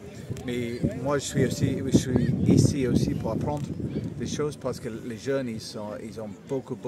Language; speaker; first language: French; non-native, fluent; English